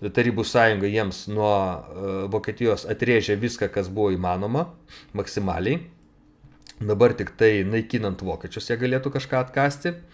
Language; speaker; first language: Lithuanian; native; Lithuanian